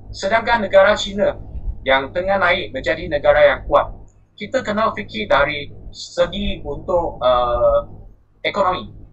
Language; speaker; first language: Malay; non-native, local second language; Chinese